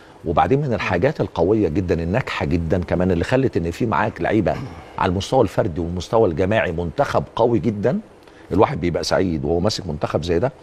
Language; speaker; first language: Arabic; native; Arabic